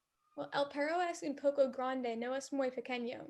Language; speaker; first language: Spanish; non-native, learner; English